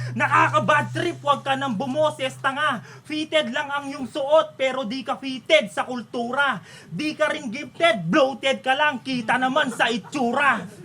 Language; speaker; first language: Filipino; non-native, local second language; Pampanga